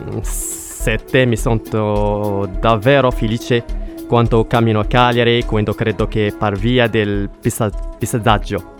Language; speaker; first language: Italian; non-native, learner; Arabic